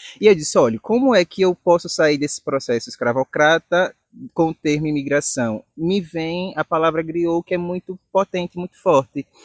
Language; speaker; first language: Portuguese; native; Portuguese